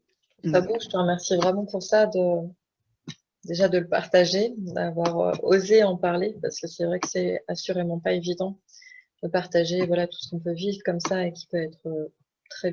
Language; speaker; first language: French; native; French